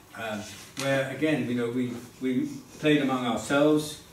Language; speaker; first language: English; early bilingual, other home language; Dutch